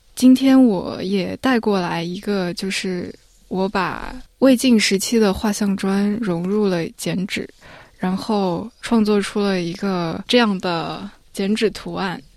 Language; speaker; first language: Chinese; native; Chinese